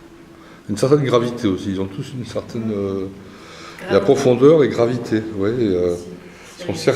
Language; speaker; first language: French; native; French